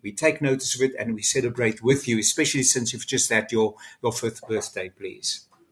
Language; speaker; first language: English; non-native, local second language; Afrikaans